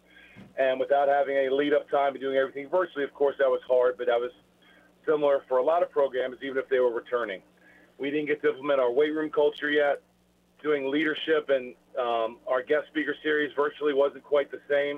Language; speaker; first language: English; native; English